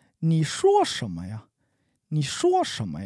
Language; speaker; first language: Chinese; non-native, learner; English